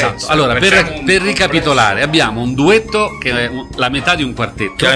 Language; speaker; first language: Italian; native; Italian